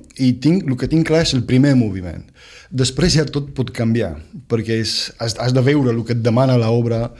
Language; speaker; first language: Catalan; non-native, fluent; Romanian